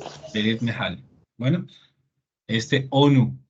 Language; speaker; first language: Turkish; non-native, learner; Spanish